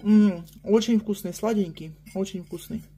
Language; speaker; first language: Russian; native; Russian